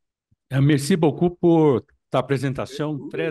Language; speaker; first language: French; non-native, learner; Portuguese